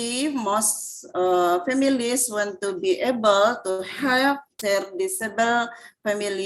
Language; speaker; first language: English; non-native, fluent; Indonesian